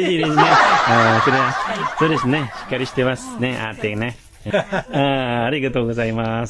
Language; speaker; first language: Japanese; non-native, learner; Filipino